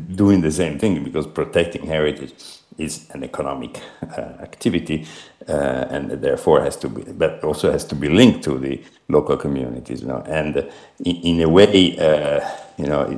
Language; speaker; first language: English; non-native, fluent; Italian